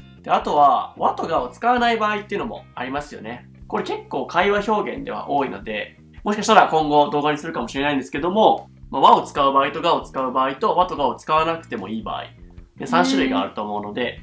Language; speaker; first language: Japanese; native; Japanese